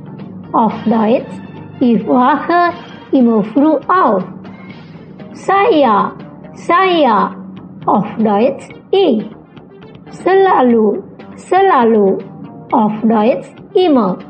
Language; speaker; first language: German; non-native, fluent; Indonesian